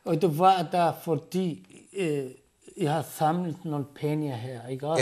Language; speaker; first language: Danish; non-native, fluent; Arabic